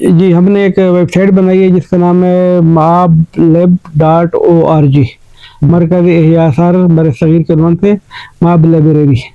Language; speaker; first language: Urdu; non-native, local second language; Punjabi